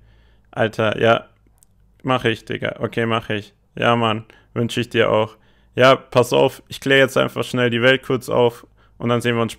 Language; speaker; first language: German; native; German